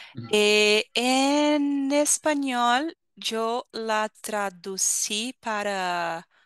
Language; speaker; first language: Spanish; non-native, fluent; Portuguese